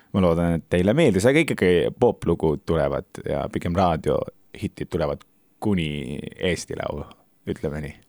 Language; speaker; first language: Estonian; non-native, learner; Turkish